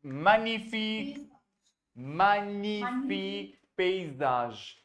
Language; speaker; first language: French; non-native, fluent; Hindi